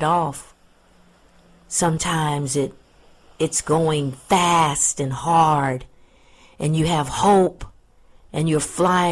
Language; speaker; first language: English; native; English